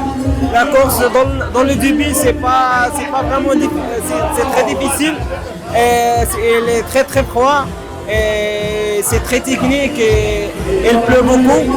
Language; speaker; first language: French; non-native, learner; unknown